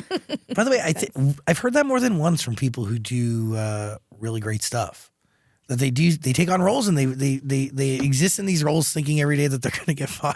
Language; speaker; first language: English; native; English